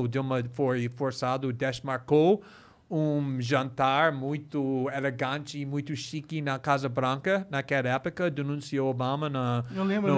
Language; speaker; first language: Portuguese; non-native, fluent; English